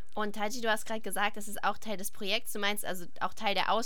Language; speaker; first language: German; native; German